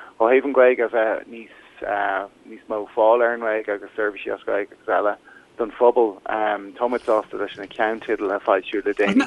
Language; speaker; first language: Irish; non-native, local second language; English